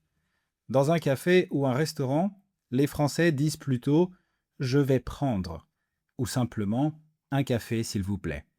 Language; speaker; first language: French; native; French